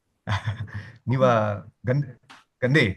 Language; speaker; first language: Kannada; non-native, learner; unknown